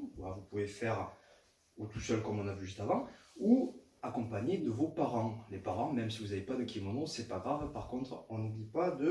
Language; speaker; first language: French; native; French